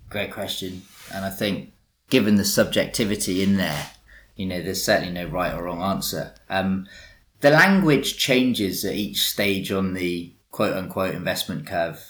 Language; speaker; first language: English; native; English